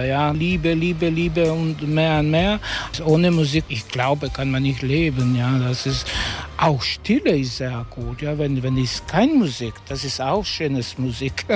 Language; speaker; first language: German; non-native, learner; Croatian